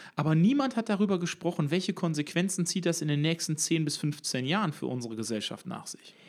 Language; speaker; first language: German; native; German